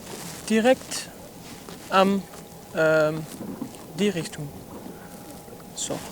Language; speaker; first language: German; non-native, learner; Dutch